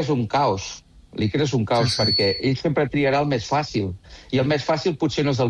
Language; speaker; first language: Catalan; native; Catalan